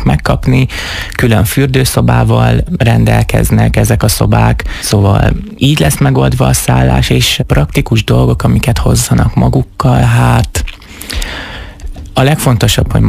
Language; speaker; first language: Hungarian; native; Hungarian